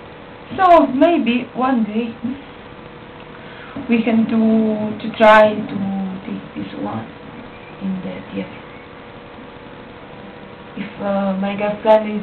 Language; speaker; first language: English; non-native, learner; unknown